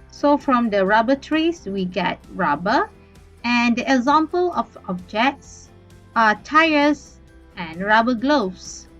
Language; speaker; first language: English; non-native, local second language; Malay